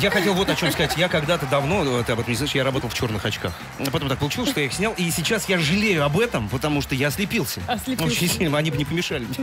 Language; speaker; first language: Russian; native; Russian